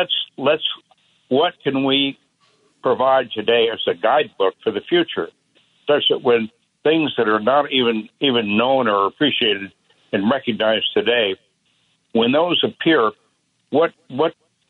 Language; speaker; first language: English; native; English